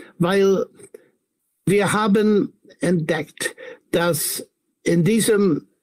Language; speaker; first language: German; non-native, fluent; English